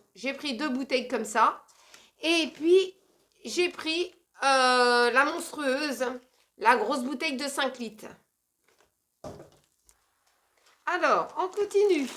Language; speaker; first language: French; native; French